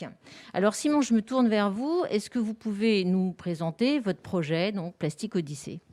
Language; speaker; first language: French; native; French